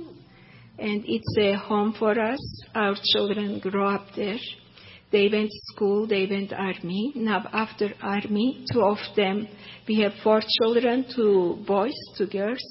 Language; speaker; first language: English; non-native, learner; Turkish